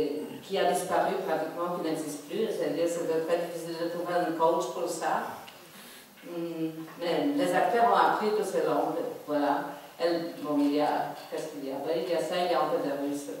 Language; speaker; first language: French; non-native, fluent; Polish